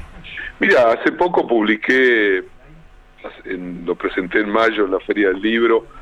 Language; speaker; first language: Spanish; native; Spanish